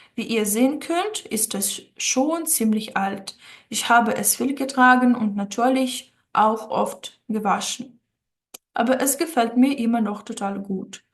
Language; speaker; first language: German; non-native, fluent; Ukrainian